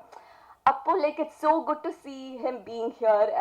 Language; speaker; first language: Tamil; non-native, fluent; Malayalam